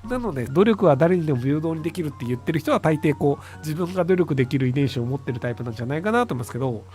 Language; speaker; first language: Japanese; native; Japanese